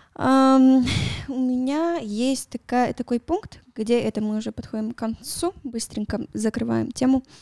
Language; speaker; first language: Russian; non-native, fluent; Spanish